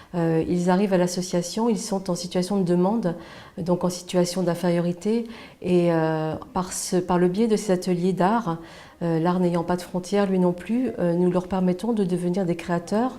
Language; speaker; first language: French; native; French